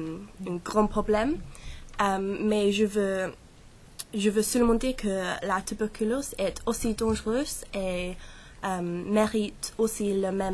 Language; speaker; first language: French; non-native, learner; English